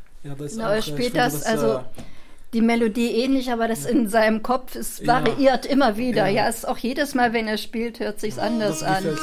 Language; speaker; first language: German; native; German